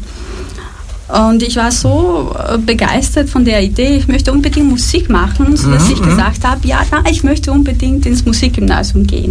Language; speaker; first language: German; non-native, fluent; Romanian